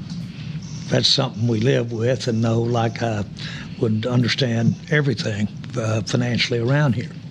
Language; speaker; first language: English; native; English